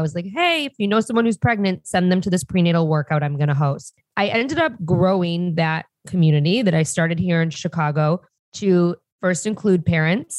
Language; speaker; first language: English; native; English